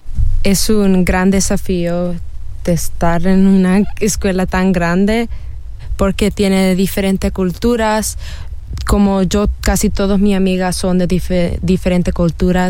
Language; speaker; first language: Spanish; early bilingual, heritage; Spanish